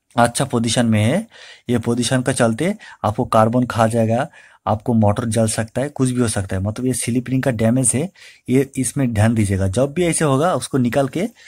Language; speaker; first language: Hindi; non-native, local second language; Bangla